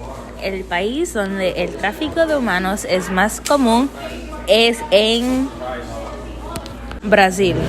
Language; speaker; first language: Spanish; early bilingual, heritage; Spanish